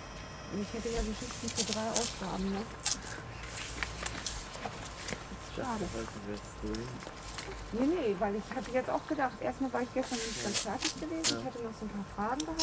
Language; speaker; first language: German; native; German